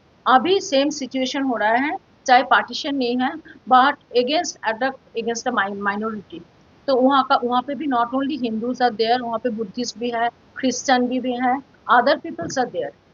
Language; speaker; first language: Hindi; non-native, local second language; Bangla